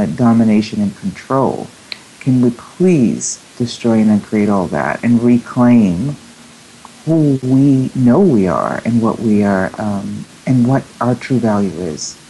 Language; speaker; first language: English; native; English